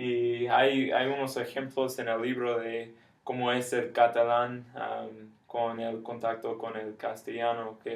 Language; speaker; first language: Spanish; non-native, fluent; English